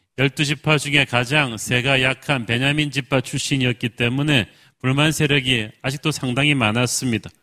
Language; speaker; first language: Korean; native; Korean